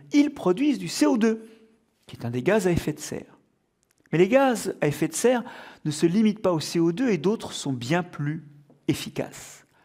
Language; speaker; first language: French; native; French